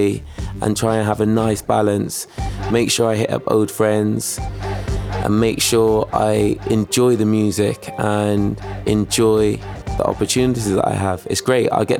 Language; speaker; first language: English; native; English